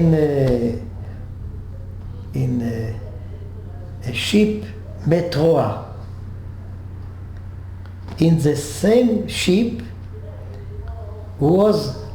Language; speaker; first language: English; non-native, learner; French